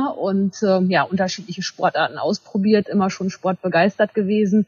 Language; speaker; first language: German; native; German